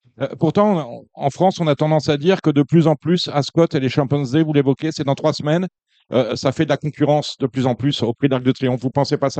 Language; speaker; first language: French; native; French